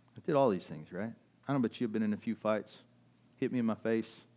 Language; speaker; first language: English; early bilingual, other home language; German